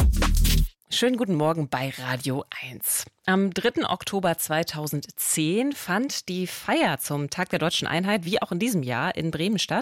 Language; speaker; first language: German; native; German